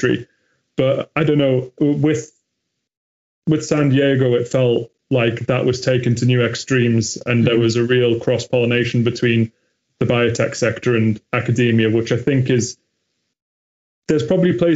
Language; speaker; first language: English; native; English